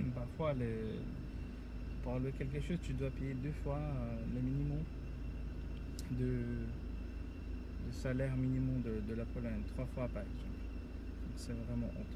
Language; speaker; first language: French; non-native, fluent; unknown